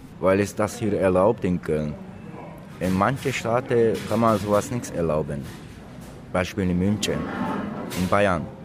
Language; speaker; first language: German; non-native, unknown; Slovak